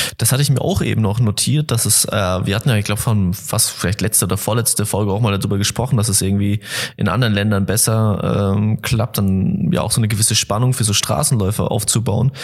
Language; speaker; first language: German; native; German